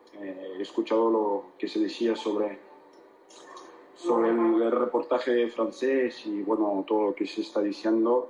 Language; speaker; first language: Spanish; non-native, fluent; French